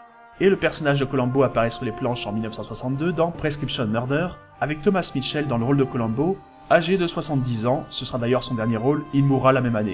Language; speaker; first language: French; native; French